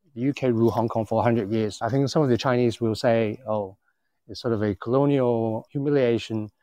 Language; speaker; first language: English; non-native, local second language; Cantonese